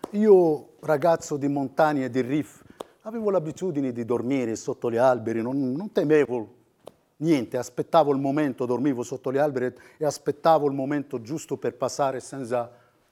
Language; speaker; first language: Italian; non-native, fluent; Riffian